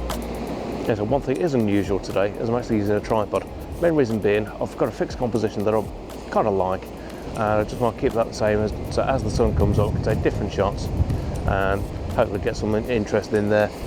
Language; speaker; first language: English; native; English